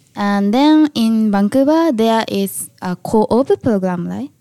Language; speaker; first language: English; non-native, learner; Japanese